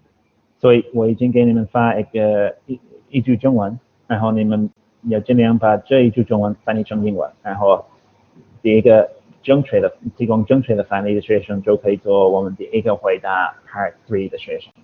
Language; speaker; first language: Chinese; non-native, fluent; English